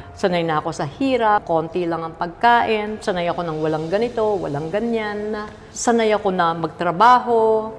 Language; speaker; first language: Filipino; native; Filipino